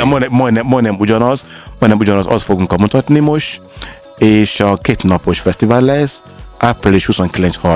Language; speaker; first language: Hungarian; non-native, learner; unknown